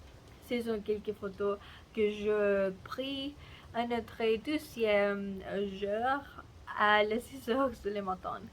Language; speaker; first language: French; non-native, learner; Spanish